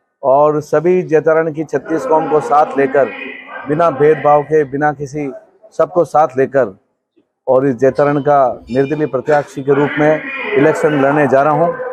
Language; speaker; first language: Hindi; non-native, local second language; Marwari